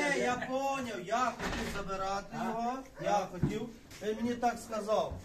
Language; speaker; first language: Polish; non-native, learner; Ukrainian